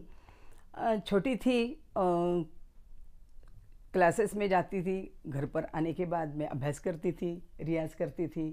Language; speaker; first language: Hindi; native; Hindi